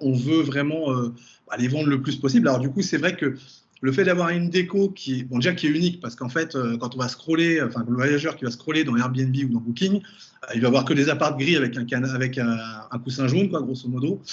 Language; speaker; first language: French; native; French